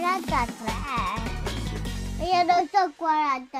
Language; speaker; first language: Italian; early bilingual, heritage; Italian